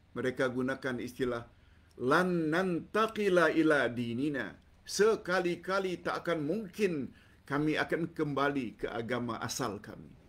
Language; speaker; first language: Malay; native; Malay